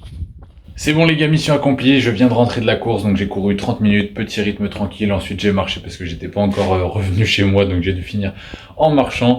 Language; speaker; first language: French; native; French